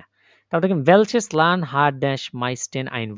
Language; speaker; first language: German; non-native, learner; Bangla